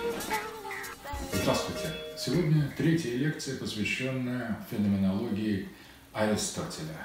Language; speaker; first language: Russian; native; Russian